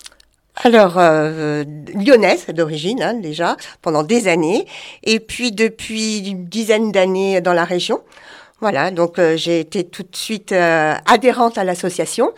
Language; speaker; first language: French; native; French